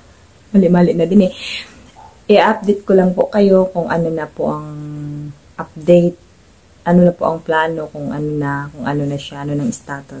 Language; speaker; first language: Filipino; native; Filipino